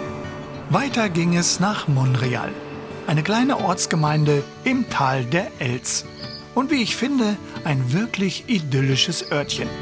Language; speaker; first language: German; native; German